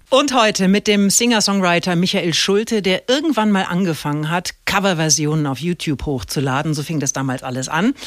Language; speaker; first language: German; native; German